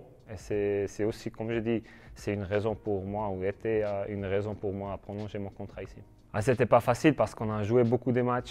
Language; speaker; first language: French; non-native, learner; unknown